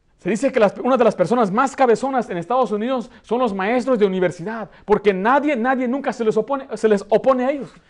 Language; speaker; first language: Spanish; early bilingual, heritage; Spanish